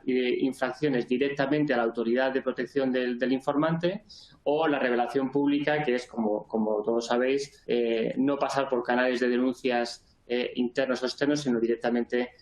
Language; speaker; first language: Spanish; native; Spanish